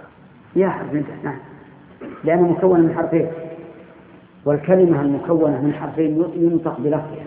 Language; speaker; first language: Arabic; native; Arabic